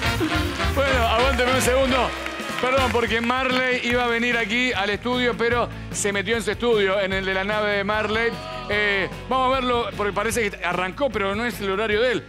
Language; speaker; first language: Spanish; native; Spanish